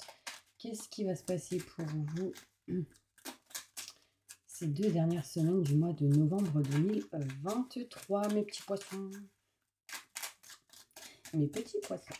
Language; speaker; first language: French; native; French